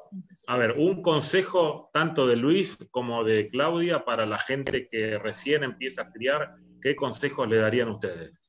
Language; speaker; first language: Spanish; native; Spanish